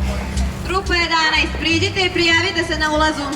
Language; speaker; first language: Serbian; native; Serbian